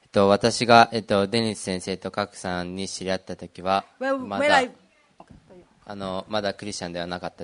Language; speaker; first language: Japanese; early bilingual, other home language; Portuguese